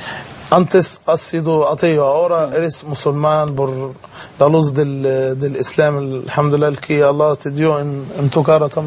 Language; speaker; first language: Spanish; non-native, fluent; Arabic